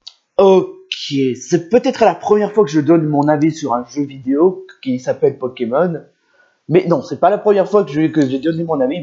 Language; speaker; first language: French; native; French